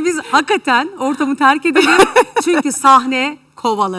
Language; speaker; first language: Turkish; native; Turkish